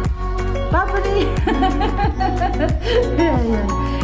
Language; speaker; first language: German; non-native, learner; Tibetan